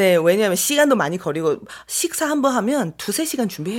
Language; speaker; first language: Korean; non-native, fluent; Chinese